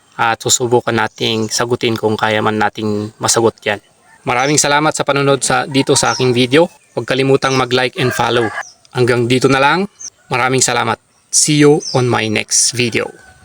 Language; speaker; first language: Filipino; non-native, local second language; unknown